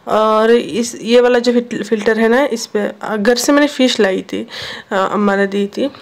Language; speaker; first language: Hindi; non-native, local second language; Assamese